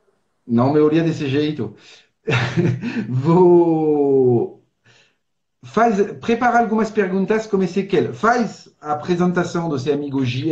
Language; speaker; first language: Portuguese; non-native, fluent; French